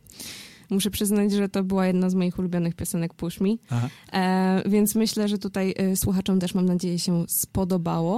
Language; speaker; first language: Polish; native; Polish